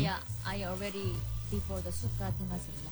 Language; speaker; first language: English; non-native, learner; Korean